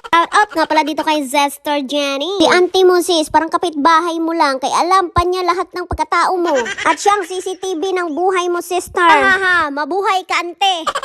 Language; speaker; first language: Filipino; non-native, local second language; Cebuano